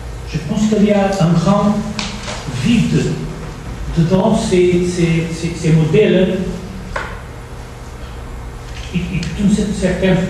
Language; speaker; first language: French; non-native, fluent; Portuguese